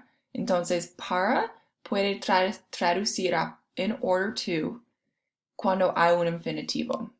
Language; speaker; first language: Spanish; non-native, fluent; English